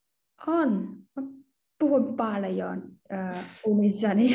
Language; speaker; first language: Finnish; non-native, learner; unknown